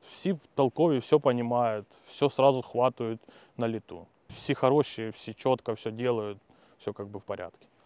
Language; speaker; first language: Ukrainian; non-native, local second language; Russian